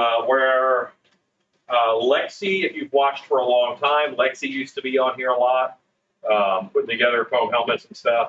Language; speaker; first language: English; native; English